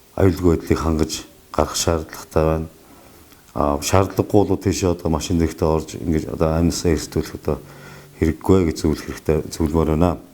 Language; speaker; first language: Mongolian; native; Mongolian